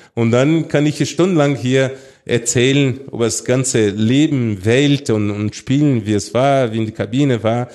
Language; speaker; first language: German; non-native, fluent; Portuguese